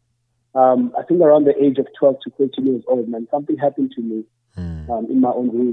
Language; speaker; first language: English; non-native, local second language; Zulu